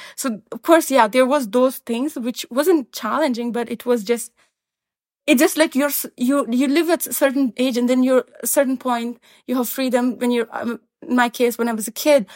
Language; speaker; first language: English; non-native, fluent; Pashto